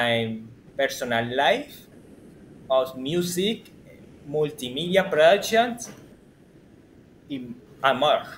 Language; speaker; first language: English; non-native, learner; Spanish